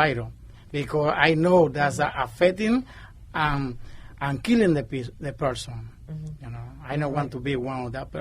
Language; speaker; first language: English; non-native, learner; Spanish